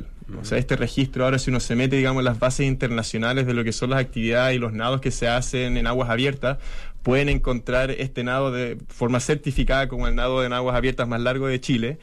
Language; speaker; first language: Spanish; native; Spanish